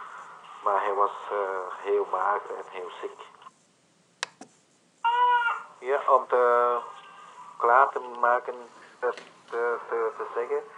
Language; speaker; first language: Dutch; non-native, learner; Vietnamese